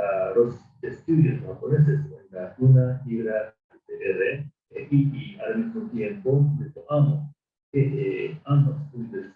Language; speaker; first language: Spanish; non-native, fluent; Japanese